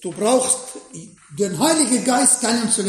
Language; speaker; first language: German; non-native, fluent; Arabic